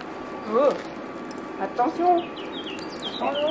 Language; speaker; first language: French; non-native, fluent; Chinese